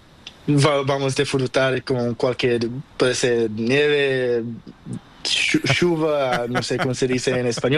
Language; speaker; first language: Spanish; non-native, learner; Portuguese